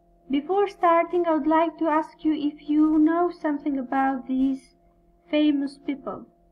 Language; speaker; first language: English; non-native, fluent; Albanian